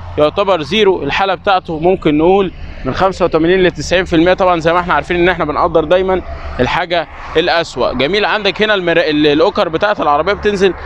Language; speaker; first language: Egyptian Arabic; native; Egyptian Arabic